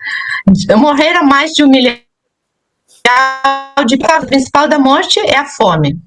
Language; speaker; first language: Portuguese; non-native, fluent; Russian